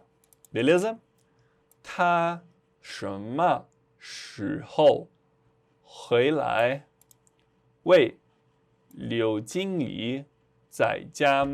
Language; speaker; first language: Chinese; non-native, fluent; Portuguese